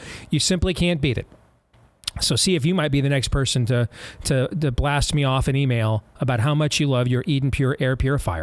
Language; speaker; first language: English; native; English